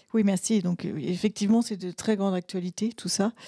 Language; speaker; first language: French; native; French